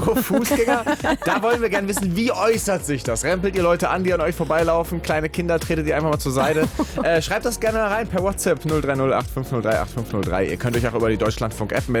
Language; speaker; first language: German; native; German